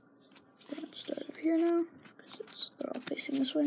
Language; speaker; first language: English; native; English